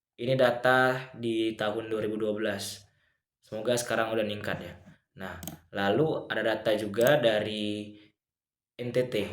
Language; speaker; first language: Indonesian; native; Indonesian